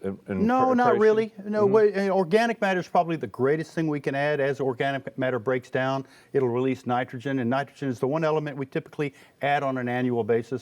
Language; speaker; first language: English; native; English